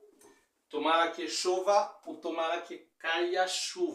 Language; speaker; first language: Portuguese; non-native, fluent; Haitian Creole